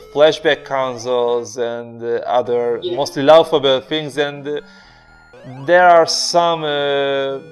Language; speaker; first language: English; non-native, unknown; Hungarian